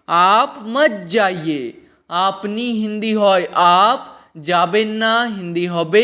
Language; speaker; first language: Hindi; non-native, local second language; Bangla